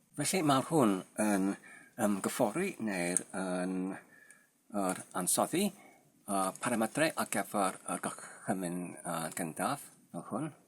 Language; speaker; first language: Welsh; non-native, learner; Polish